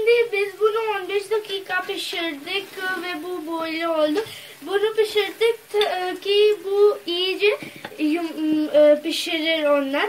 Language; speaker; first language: Turkish; non-native, fluent; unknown